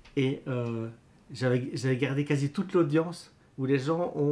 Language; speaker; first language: French; native; French